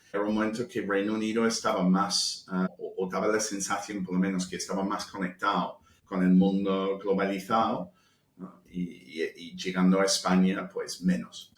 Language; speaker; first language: Spanish; non-native, fluent; English